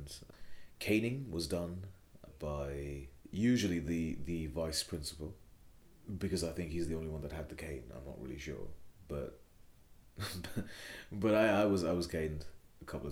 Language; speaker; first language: English; non-native, local second language; Bangla